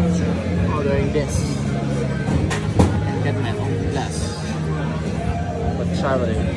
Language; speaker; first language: English; non-native, learner; French